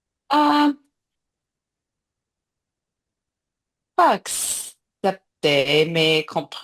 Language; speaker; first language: French; non-native, learner; English